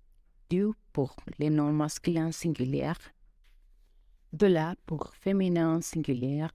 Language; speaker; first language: French; non-native, fluent; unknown